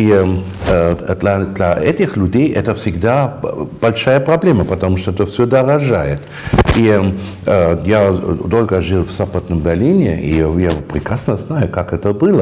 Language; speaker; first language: Russian; non-native, fluent; German